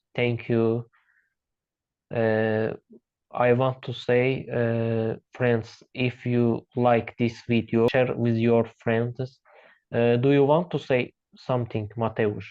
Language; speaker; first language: English; non-native, learner; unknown